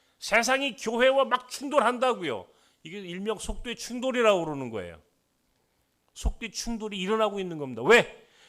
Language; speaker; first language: Korean; native; Korean